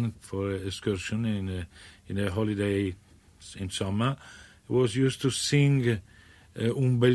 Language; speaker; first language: English; non-native, fluent; Italian